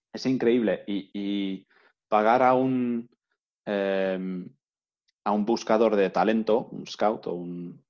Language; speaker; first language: Spanish; non-native, fluent; English